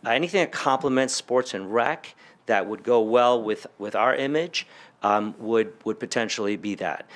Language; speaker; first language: English; early bilingual, other home language; Spanish